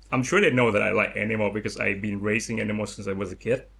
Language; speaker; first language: English; non-native, learner; Lao